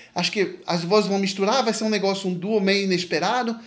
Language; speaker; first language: Portuguese; non-native, fluent; French